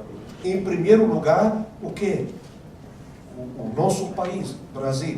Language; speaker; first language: Portuguese; non-native, fluent; Arabic